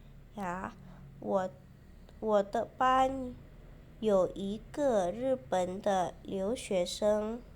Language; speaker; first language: Chinese; non-native, fluent; Indonesian